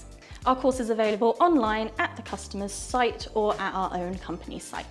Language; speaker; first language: English; native; English